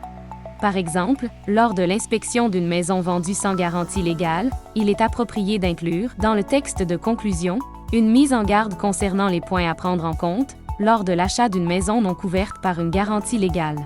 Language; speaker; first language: French; native; French